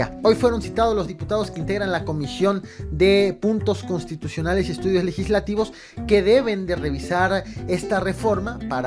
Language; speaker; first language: Spanish; native; Spanish